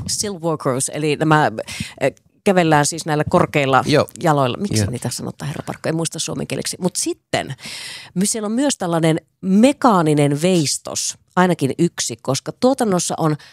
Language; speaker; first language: Finnish; native; Finnish